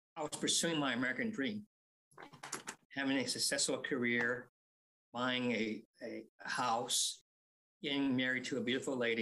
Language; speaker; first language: English; native; English